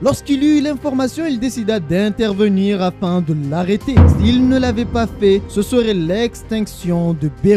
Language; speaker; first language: French; native; French